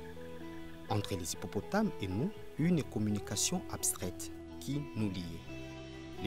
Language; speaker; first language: French; non-native, local second language; Lingala